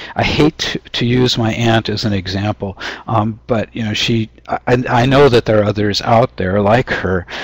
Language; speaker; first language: English; native; English